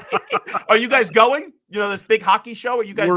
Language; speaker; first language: English; native; English